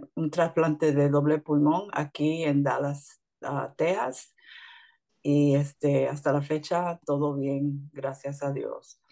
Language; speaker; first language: Spanish; early bilingual, heritage; Spanish